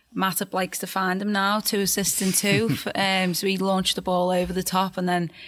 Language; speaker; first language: English; native; English